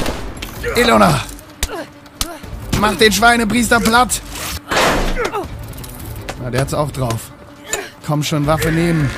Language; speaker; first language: German; native; German